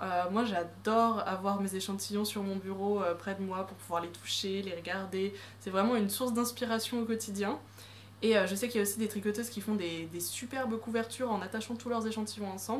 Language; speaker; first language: French; native; French